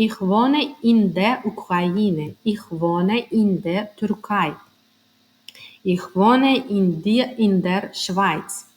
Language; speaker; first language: German; non-native, fluent; Turkmen